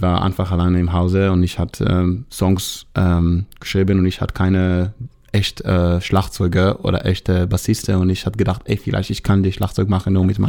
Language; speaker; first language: German; non-native, learner; Hebrew